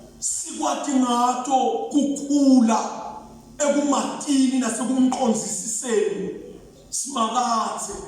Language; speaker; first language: Zulu; non-native, local second language; Swati